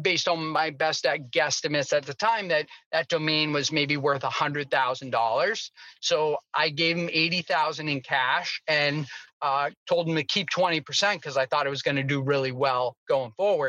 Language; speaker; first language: English; native; English